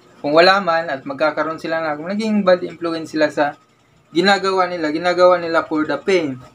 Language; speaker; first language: Filipino; non-native, local second language; Cebuano